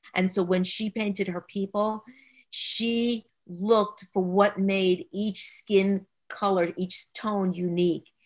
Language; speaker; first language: English; native; English